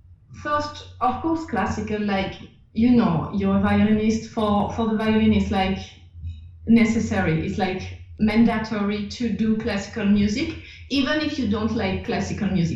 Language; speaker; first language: English; non-native, fluent; French